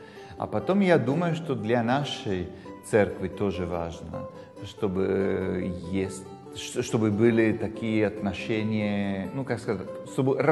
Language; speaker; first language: Russian; non-native, fluent; Italian